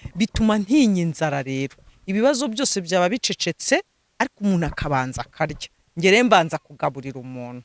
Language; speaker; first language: Kinyarwanda; native; Kinyarwanda